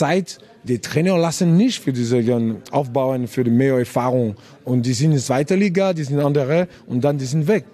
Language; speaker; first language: German; non-native, learner; French